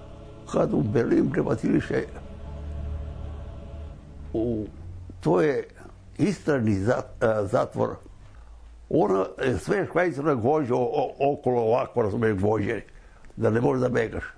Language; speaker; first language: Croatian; non-native, local second language; Romany